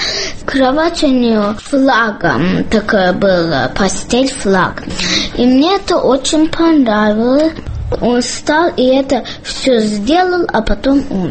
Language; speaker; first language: Russian; early bilingual, other home language; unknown